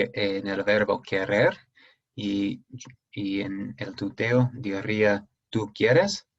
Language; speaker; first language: Spanish; non-native, fluent; English